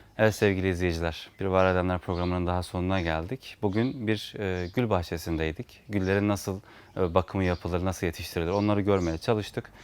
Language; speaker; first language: Turkish; native; Turkish